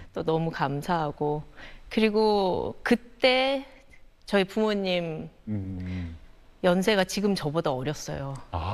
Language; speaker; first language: Korean; native; Korean